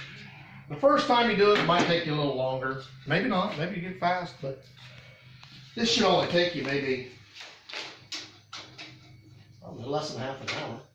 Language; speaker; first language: English; native; English